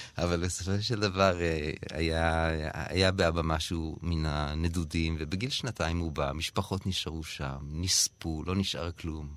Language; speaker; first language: Hebrew; native; Hebrew